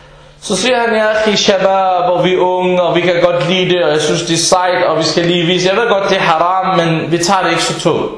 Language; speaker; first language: Danish; early bilingual, other home language; Arabic